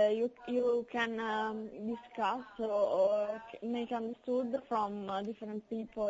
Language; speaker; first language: English; non-native, learner; Italian